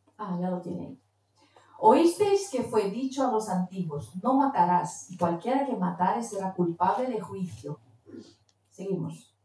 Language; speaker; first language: Spanish; non-native, fluent; Portuguese